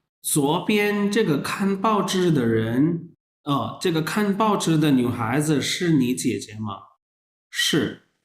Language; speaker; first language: Chinese; non-native, fluent; Urdu